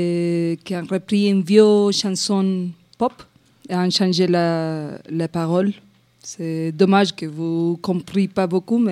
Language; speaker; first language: French; non-native, fluent; Spanish